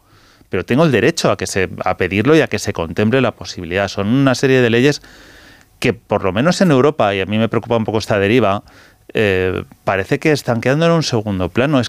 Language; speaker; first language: Spanish; native; Spanish